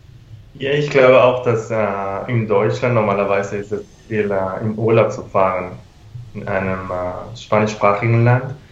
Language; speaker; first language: German; non-native, fluent; Spanish